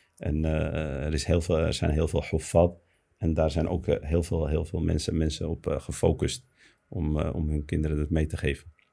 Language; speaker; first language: Dutch; early bilingual, other home language; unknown